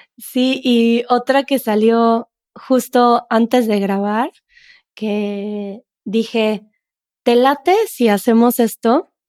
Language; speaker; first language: Spanish; native; Spanish